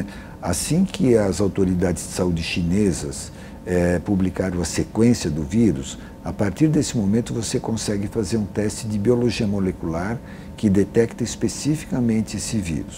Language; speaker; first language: Portuguese; native; Portuguese